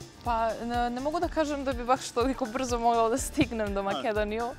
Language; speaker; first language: Croatian; non-native, fluent; Macedonian